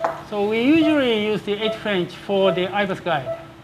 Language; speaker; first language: English; non-native, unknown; Japanese